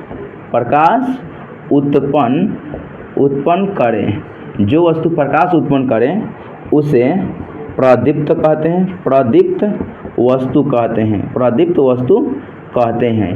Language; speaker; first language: Hindi; native; Hindi